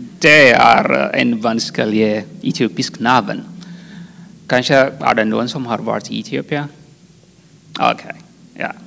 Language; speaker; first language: Swedish; non-native, fluent; Tigrinya